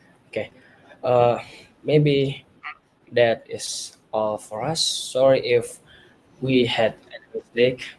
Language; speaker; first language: English; non-native, learner; Indonesian